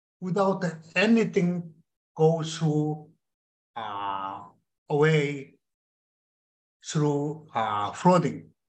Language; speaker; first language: English; non-native, learner; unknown